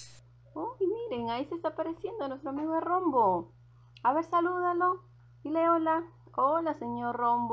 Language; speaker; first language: Spanish; native; Spanish